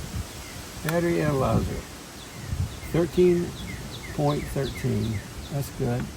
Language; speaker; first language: English; native; English